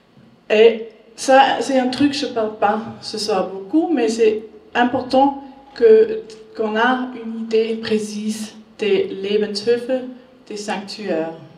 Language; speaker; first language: French; non-native, learner; German